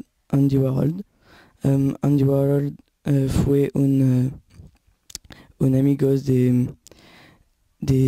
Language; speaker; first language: Spanish; non-native, learner; French